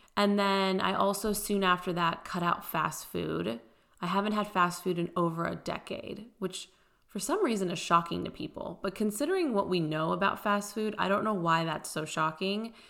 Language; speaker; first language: English; early bilingual, other home language; Persian